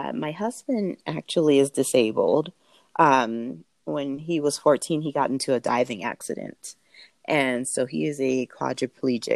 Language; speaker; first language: English; native; English